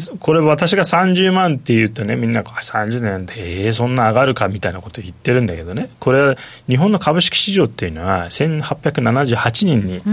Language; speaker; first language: Japanese; non-native, fluent; Turkish